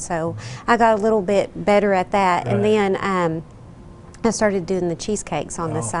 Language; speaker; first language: English; native; English